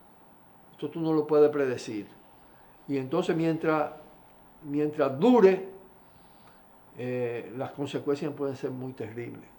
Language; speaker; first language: Spanish; native; Spanish